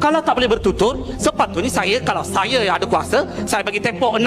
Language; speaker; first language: Malay; native; Malay